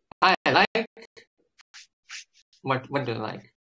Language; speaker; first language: English; non-native, learner; Russian